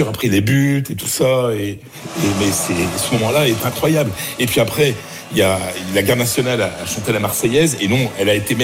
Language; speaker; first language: French; native; French